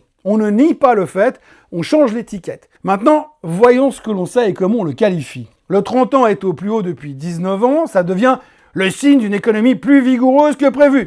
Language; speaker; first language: French; native; French